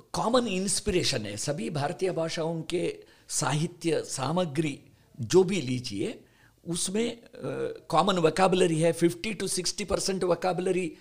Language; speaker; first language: Hindi; non-native, local second language; Kannada